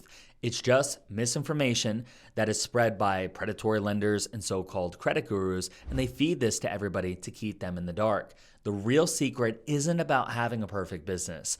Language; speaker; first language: English; native; English